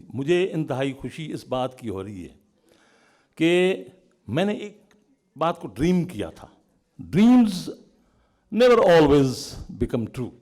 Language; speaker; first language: Urdu; non-native, local second language; Punjabi